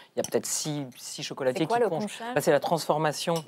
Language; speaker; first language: French; native; French